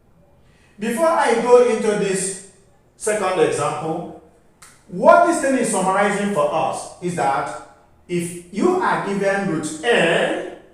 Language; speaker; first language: English; non-native, local second language; Igbo